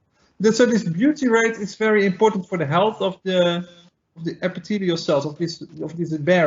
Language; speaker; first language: English; non-native, fluent; Dutch